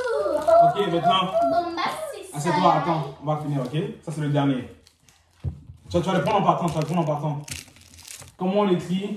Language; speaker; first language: French; native; French